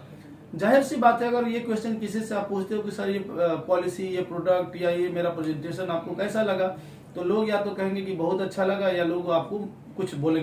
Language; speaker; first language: Hindi; native; Hindi